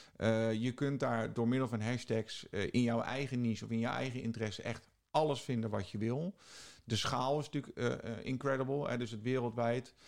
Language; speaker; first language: Dutch; native; Dutch